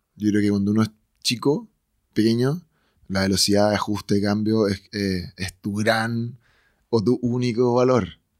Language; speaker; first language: Spanish; native; Spanish